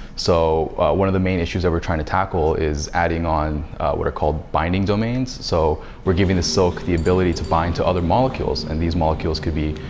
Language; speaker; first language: English; native; English